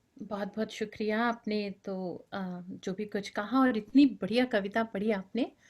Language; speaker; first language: Hindi; non-native, local second language; Bangla